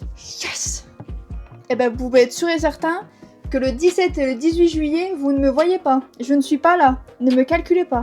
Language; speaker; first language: French; native; French